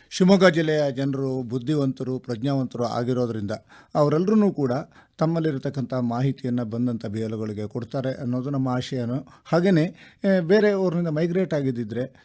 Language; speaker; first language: Kannada; native; Kannada